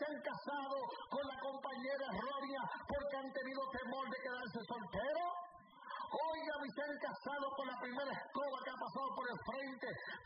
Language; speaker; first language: Spanish; native; Spanish